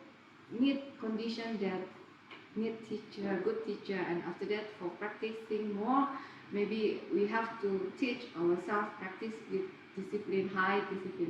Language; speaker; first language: English; non-native, learner; Indonesian